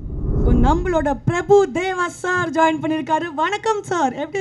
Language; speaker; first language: Tamil; native; Tamil